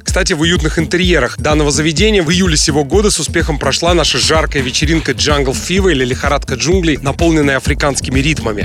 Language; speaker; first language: Russian; native; Russian